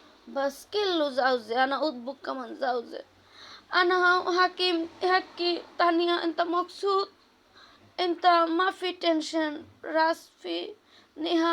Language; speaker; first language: Arabic; non-native, learner; Bangla